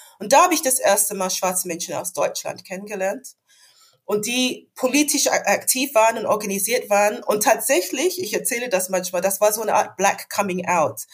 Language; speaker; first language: German; non-native, fluent; English